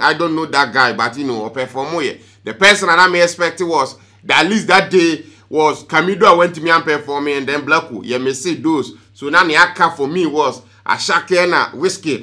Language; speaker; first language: English; non-native, local second language; Akan